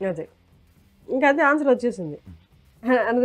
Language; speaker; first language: Telugu; native; Telugu